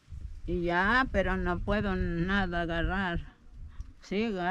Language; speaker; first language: Spanish; non-native, local second language; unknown